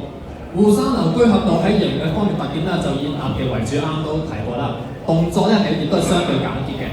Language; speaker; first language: Cantonese; native; Cantonese